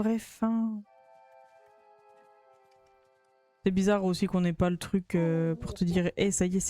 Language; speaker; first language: French; native; French